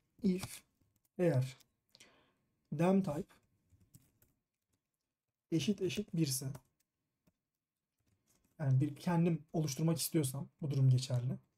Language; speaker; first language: Turkish; native; Turkish